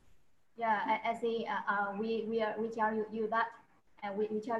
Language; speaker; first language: English; non-native, learner; Vietnamese